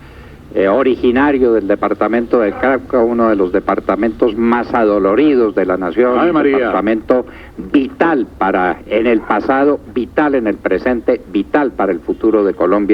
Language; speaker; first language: Spanish; native; Spanish